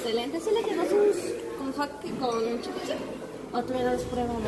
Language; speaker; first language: Spanish; native; Spanish